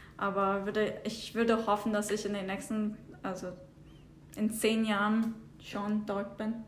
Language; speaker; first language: German; non-native, fluent; Turkish